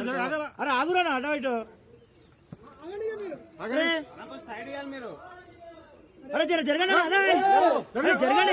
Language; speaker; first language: Telugu; native; Telugu